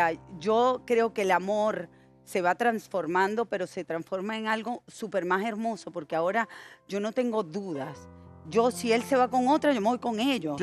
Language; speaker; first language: Spanish; native; Spanish